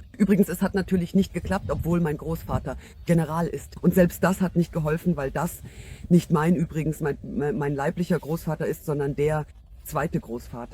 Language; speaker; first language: German; non-native, fluent; Russian